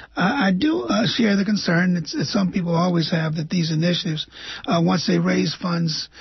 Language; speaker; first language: English; native; English